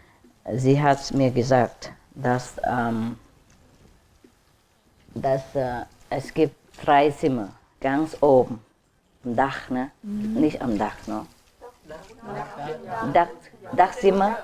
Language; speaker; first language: German; non-native, learner; Vietnamese